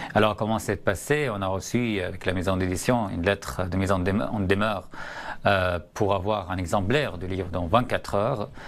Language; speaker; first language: French; non-native, fluent; Arabic